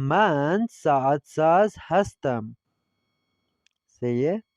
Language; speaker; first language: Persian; non-native, fluent; Urdu